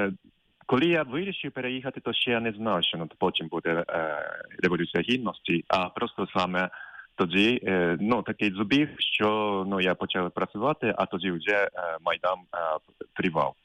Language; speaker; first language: Ukrainian; non-native, fluent; Japanese